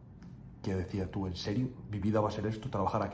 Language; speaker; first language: Spanish; native; Spanish